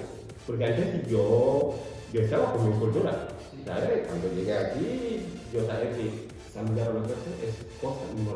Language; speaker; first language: Spanish; non-native, learner; Fula